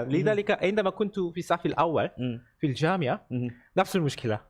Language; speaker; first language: Arabic; non-native, learner; Korean